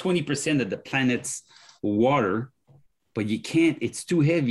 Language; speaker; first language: English; non-native, fluent; French